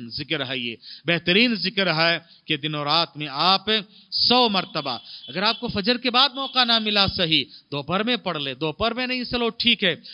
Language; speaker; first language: Urdu; native; Urdu